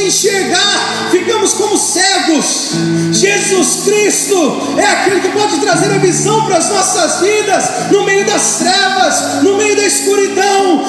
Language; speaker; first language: Portuguese; native; Portuguese